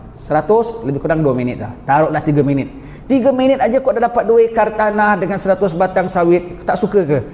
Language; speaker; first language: Malay; native; Malay